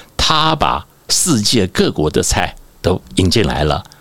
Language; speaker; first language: Chinese; native; Chinese